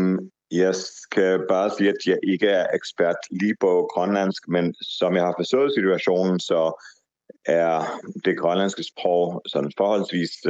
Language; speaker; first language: Danish; non-native, fluent; Hebrew